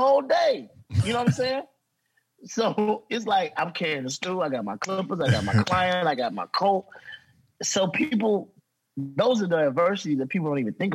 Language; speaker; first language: English; native; English